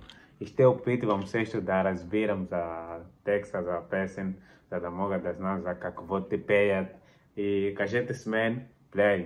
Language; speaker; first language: Bulgarian; non-native, learner; Portuguese